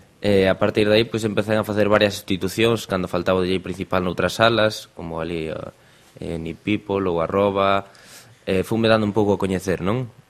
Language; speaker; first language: Galician; non-native, local second language; Spanish